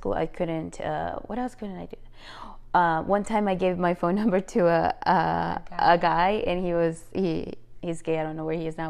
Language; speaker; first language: English; non-native, fluent; Spanish